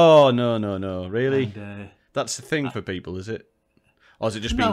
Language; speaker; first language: English; native; English